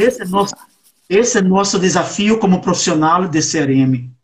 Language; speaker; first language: Portuguese; non-native, learner; Spanish